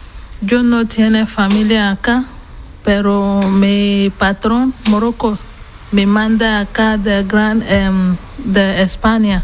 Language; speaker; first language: Spanish; non-native, learner; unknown